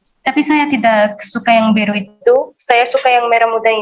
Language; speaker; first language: Indonesian; non-native, learner; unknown